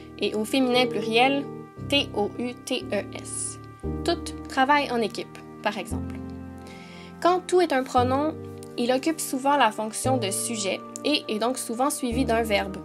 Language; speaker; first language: French; native; French